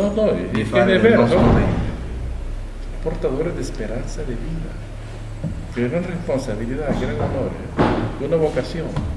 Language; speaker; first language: Italian; non-native, learner; Spanish